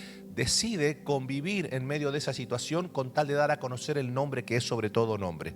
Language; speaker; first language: Spanish; native; Spanish